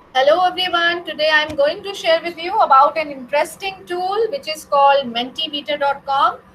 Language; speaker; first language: English; non-native, local second language; Hindi